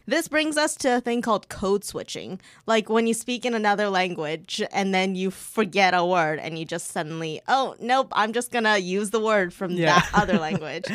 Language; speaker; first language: English; early bilingual, other home language; Chinese